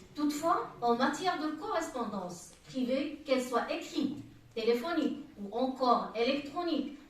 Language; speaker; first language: French; non-native, local second language; Arabic